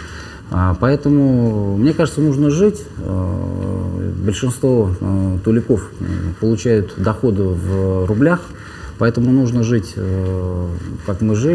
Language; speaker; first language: Russian; native; Russian